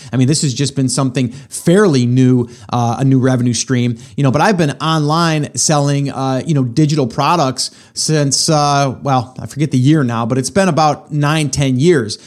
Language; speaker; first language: English; native; English